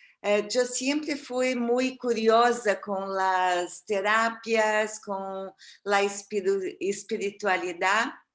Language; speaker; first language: Spanish; non-native, fluent; Portuguese